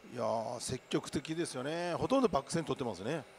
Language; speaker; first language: Japanese; native; Japanese